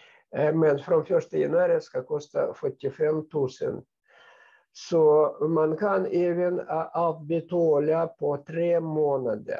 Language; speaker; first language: Swedish; non-native, fluent; Russian